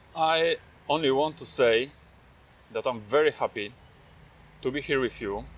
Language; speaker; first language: English; non-native, fluent; Polish